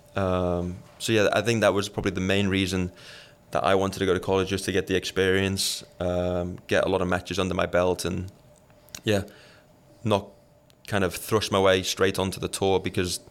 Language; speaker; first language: English; native; English